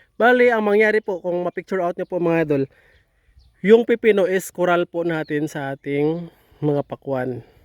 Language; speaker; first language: Filipino; non-native, local second language; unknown